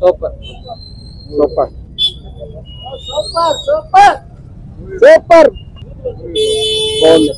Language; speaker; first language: Telugu; native; Telugu